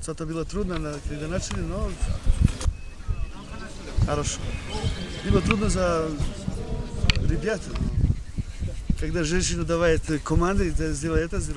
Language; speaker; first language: Russian; non-native, learner; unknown